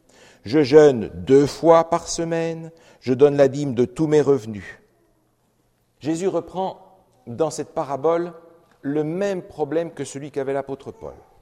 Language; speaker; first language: French; native; French